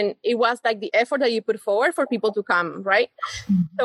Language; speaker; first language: English; non-native, fluent; Spanish